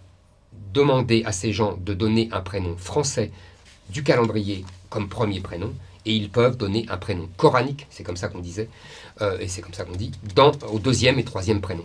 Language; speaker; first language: French; native; French